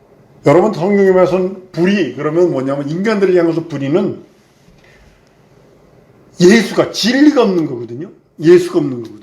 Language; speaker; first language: Korean; native; Korean